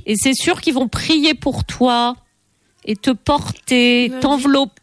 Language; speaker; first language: French; native; French